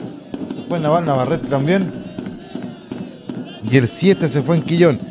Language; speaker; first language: Spanish; native; Spanish